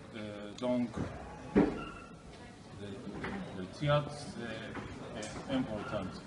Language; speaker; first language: French; non-native, learner; Turkish